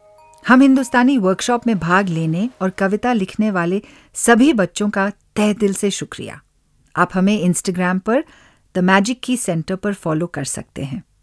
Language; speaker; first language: Hindi; native; Hindi